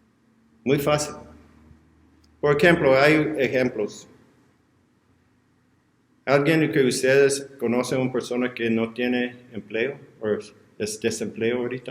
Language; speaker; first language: Spanish; non-native, learner; English